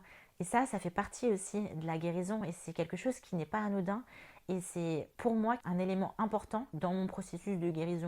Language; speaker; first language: French; native; French